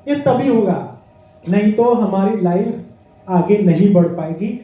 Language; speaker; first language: Hindi; non-native, local second language; Marathi